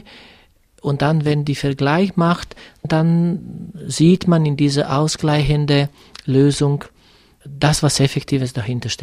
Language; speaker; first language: German; non-native, fluent; Serbian